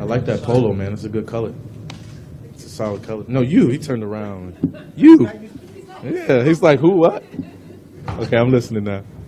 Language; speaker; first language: English; native; English